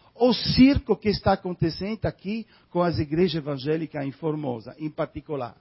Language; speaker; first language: Portuguese; non-native, fluent; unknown